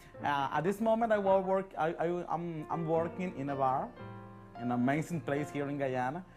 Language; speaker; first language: English; non-native, learner; Spanish